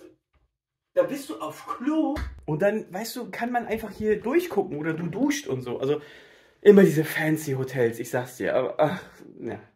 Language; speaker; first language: German; native; German